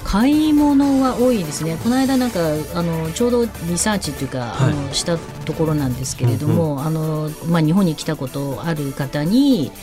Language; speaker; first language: Japanese; non-native, fluent; Chinese